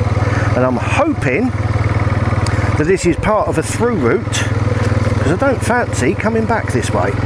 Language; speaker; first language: English; native; English